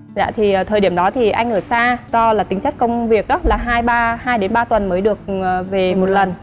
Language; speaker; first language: Vietnamese; native; Vietnamese